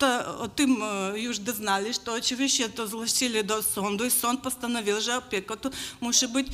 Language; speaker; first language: Polish; non-native, learner; Ukrainian